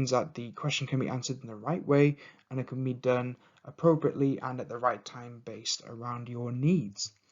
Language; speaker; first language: English; native; English